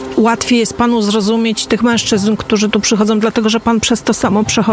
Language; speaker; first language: Polish; native; Polish